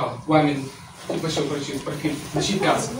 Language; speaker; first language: Romanian; non-native, local second language; Russian